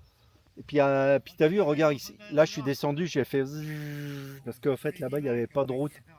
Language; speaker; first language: French; native; French